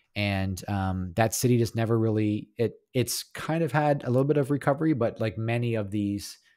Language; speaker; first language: English; native; English